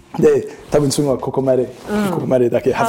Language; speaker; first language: Japanese; non-native, learner; English